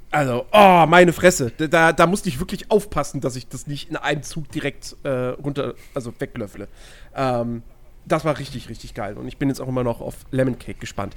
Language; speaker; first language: German; early bilingual, other home language; Turkish